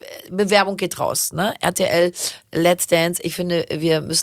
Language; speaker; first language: German; native; German